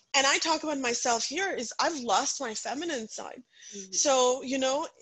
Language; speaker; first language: English; non-native, local second language; Punjabi